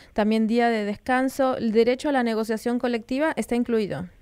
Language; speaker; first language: Spanish; native; Spanish